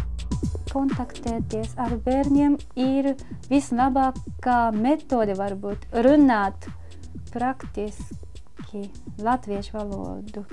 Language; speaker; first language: Latvian; non-native, fluent; Japanese